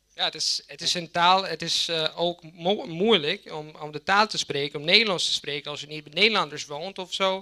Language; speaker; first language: Dutch; non-native, fluent; Italian